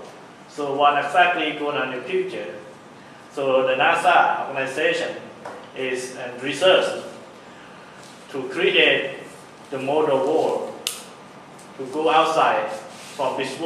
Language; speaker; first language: English; non-native, learner; Thai